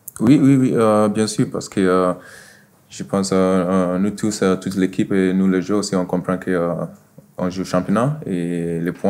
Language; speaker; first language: French; non-native, fluent; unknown